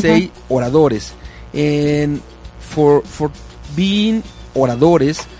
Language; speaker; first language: English; non-native, learner; Spanish